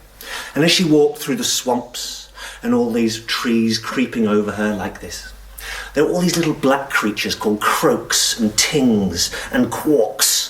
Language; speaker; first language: English; native; English